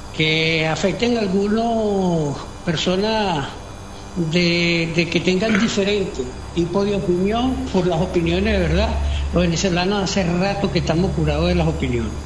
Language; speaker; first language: Spanish; native; Spanish